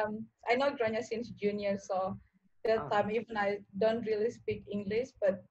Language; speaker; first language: English; non-native, learner; Indonesian